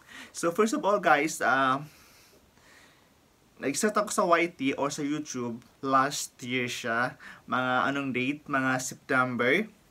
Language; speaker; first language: Filipino; native; Filipino